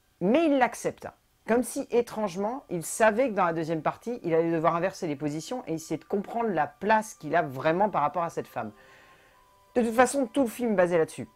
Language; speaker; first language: French; native; French